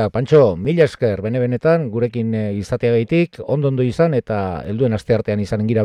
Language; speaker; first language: Basque; native; Basque